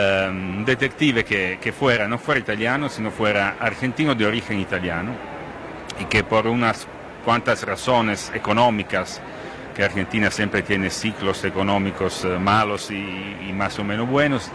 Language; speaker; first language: Spanish; non-native, fluent; Italian